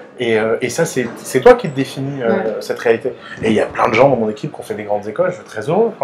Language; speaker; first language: French; early bilingual, other home language; Arabic